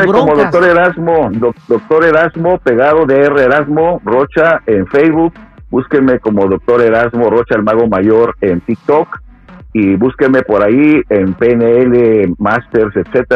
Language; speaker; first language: Spanish; native; Spanish